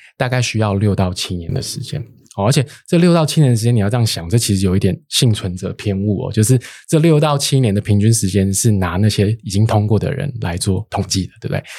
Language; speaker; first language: Chinese; native; Chinese